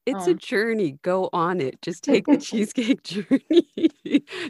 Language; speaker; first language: English; native; English